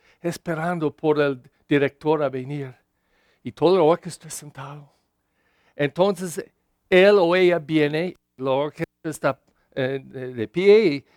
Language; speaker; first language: Spanish; non-native, learner; English